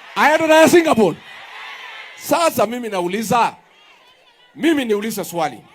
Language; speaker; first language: Swahili; non-native, local second language; Kikuyu